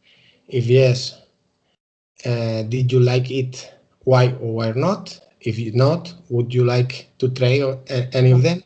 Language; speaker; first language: English; non-native, learner; Spanish